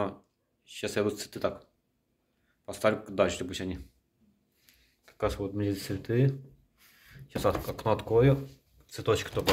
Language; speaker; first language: Russian; non-native, local second language; Azerbaijani